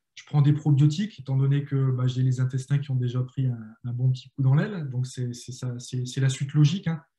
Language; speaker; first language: French; native; French